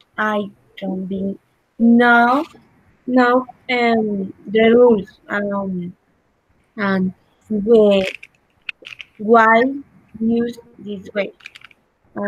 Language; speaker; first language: English; non-native, learner; Spanish